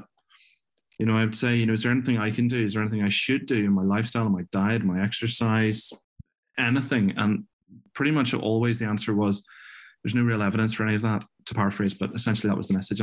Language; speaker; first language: English; native; English